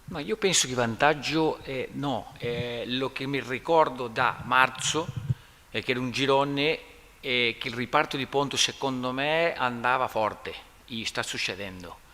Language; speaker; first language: Italian; non-native, learner; Portuguese